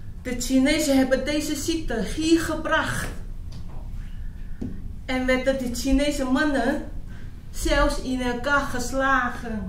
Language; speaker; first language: Dutch; non-native, learner; Cantonese